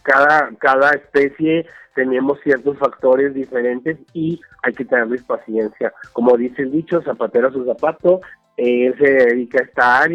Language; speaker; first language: Spanish; native; Spanish